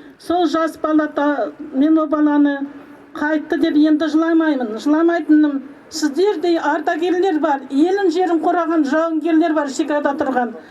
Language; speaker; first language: Kazakh; native; Kazakh